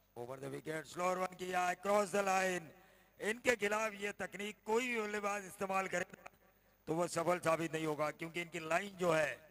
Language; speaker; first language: Hindi; non-native, local second language; Marathi